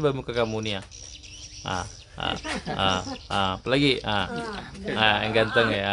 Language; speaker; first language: Indonesian; native; Indonesian